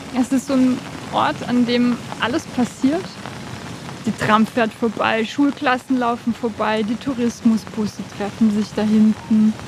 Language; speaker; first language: German; early bilingual, other home language; Bosnian